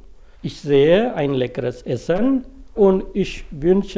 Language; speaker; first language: German; non-native, fluent; Sinhala